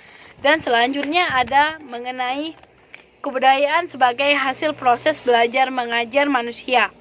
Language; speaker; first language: Indonesian; native; Indonesian